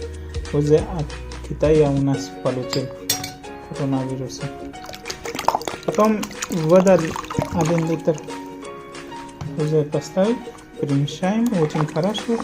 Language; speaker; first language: Russian; non-native, learner; Hindi